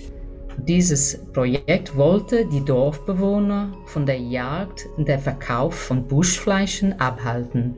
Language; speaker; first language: German; non-native, fluent; English